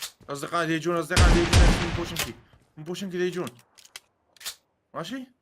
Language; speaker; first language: Arabic; native; Arabic